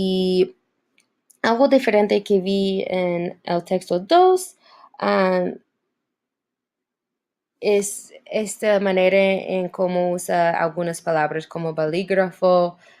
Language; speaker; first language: Spanish; non-native, learner; English